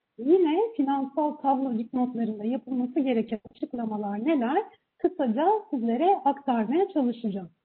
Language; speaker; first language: Turkish; native; Turkish